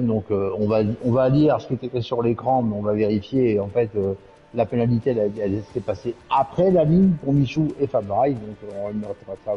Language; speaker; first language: French; native; French